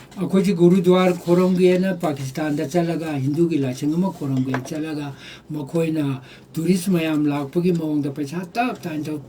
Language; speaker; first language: Manipuri; native; Manipuri